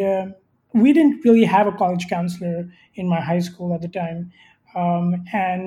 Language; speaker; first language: English; non-native, local second language; Hindi